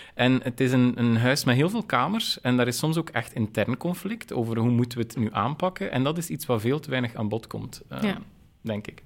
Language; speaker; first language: Dutch; native; Dutch